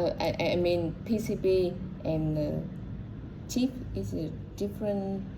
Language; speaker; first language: English; non-native, learner; Vietnamese